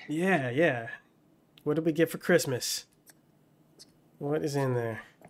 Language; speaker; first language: English; native; English